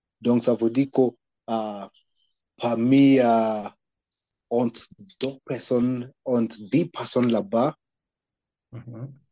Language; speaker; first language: French; non-native, learner; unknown